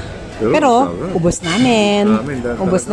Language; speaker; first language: Filipino; native; Filipino